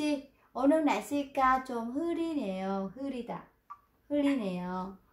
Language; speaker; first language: Korean; non-native, fluent; Vietnamese